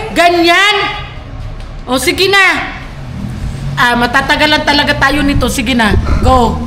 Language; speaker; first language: Filipino; non-native, local second language; Cebuano